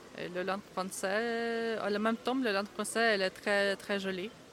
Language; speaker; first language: French; non-native, learner; Ukrainian